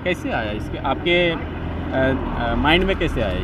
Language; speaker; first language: Hindi; native; Hindi